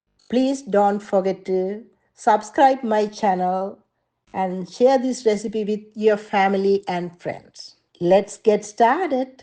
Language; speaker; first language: English; non-native, local second language; Tamil